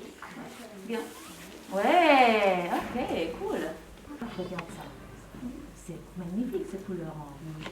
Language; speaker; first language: French; non-native, fluent; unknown